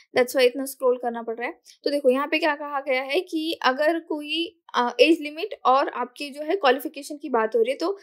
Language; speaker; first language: Hindi; non-native, local second language; Marathi